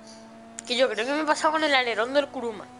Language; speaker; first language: Spanish; native; Spanish